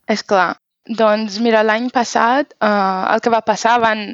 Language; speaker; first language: Catalan; non-native, fluent; Persian